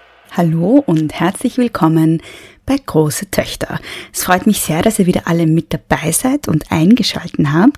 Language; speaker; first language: German; native; German